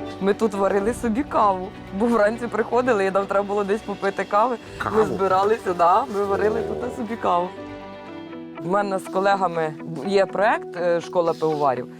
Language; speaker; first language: Ukrainian; native; Ukrainian